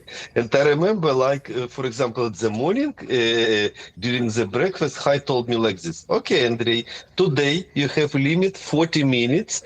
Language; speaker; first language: English; non-native, fluent; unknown